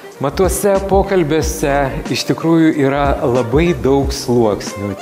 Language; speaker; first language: Lithuanian; native; Lithuanian